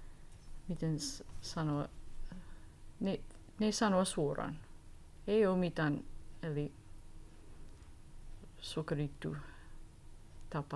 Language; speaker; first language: Finnish; non-native, learner; English